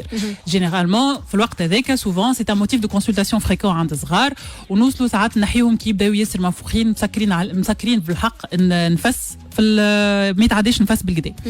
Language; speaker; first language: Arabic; native; Arabic